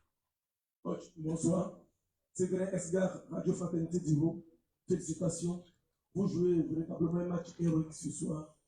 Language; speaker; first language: French; native; French